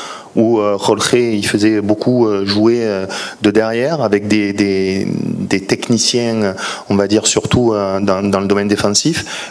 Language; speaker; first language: French; native; French